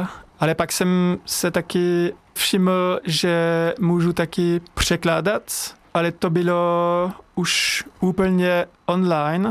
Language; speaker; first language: Czech; non-native, learner; French